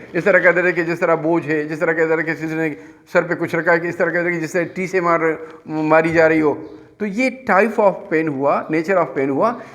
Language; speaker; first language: Urdu; non-native, local second language; Pashto